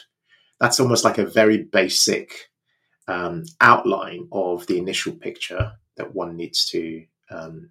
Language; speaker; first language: English; non-native, local second language; Yoruba